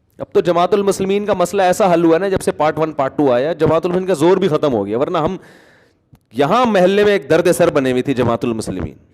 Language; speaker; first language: Urdu; native; Urdu